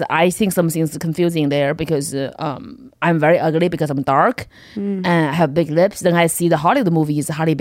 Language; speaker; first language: English; non-native, fluent; Chinese